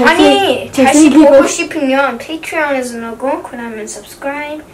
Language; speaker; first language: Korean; early bilingual, heritage; English